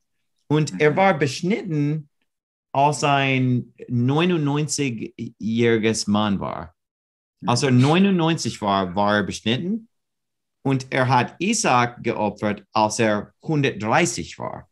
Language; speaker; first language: German; non-native, learner; English